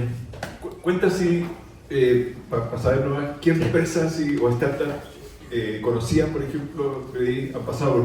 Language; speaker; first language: Spanish; native; Spanish